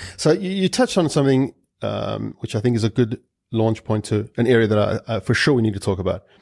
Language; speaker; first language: English; native; English